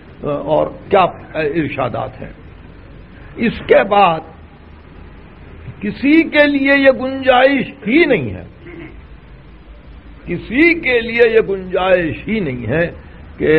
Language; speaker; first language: Urdu; native; Urdu